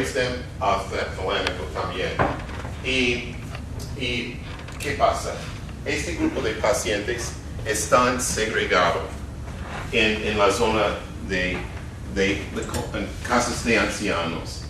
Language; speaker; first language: Spanish; non-native, fluent; English